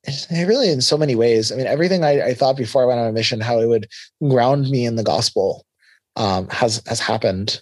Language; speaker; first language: English; early bilingual, other home language; Hebrew